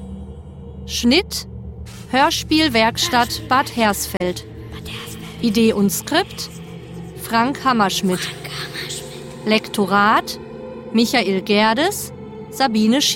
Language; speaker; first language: German; native; German